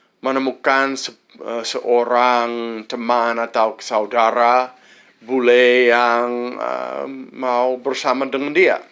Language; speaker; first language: Indonesian; non-native, fluent; English